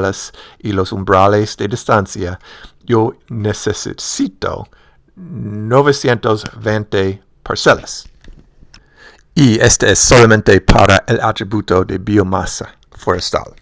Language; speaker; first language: Spanish; non-native, fluent; English